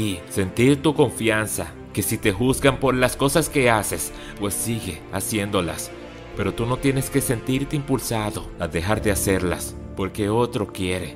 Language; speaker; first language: Spanish; native; Spanish